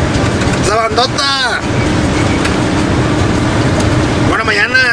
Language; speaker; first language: Spanish; native; Spanish